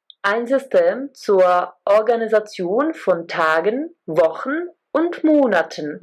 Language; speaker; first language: German; non-native, fluent; Czech